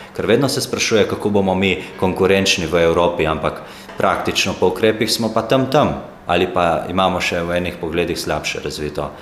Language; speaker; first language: Slovenian; native; Slovenian